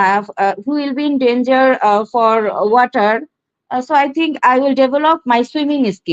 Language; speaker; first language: English; non-native, learner; Bangla